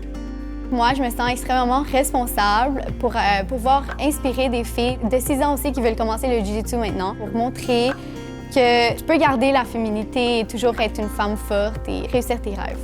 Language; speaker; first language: French; early bilingual, other home language; Portuguese